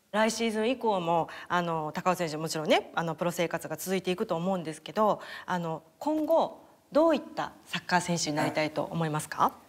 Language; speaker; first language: Japanese; native; Japanese